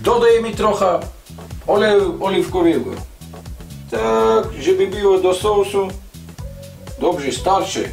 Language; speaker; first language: Polish; non-native, learner; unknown